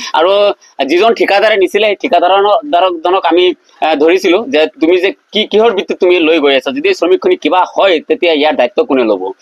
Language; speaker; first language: Assamese; non-native, local second language; Bangla